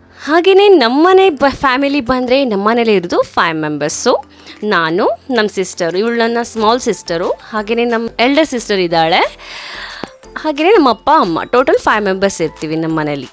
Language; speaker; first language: Kannada; native; Kannada